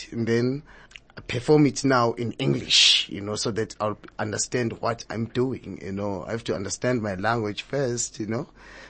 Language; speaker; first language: English; non-native, local second language; Zulu